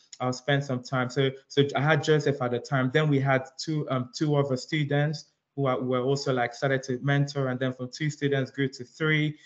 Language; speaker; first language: English; early bilingual, other home language; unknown